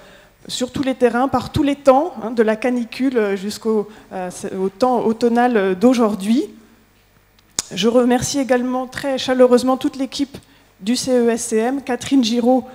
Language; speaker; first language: French; native; French